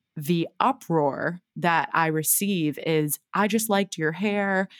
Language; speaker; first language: English; native; English